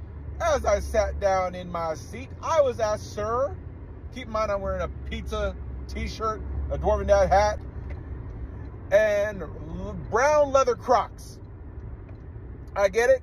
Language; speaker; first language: English; native; English